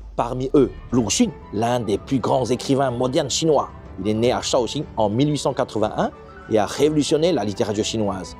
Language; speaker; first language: French; native; French